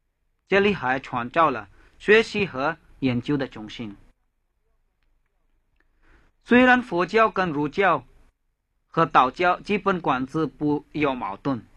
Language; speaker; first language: Chinese; non-native, fluent; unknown